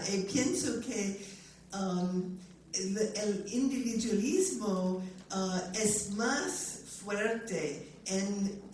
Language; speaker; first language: Spanish; non-native, learner; English